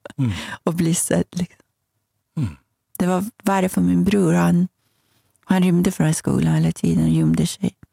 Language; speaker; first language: Swedish; non-native, fluent; Persian